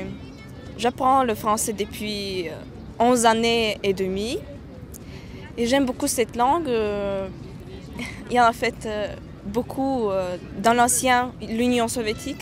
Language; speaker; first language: French; non-native, fluent; Latvian